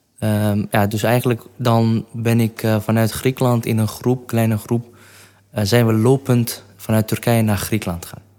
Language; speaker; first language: Dutch; non-native, fluent; Kurdish